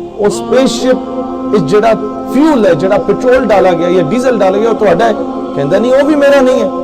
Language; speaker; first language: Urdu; non-native, local second language; Punjabi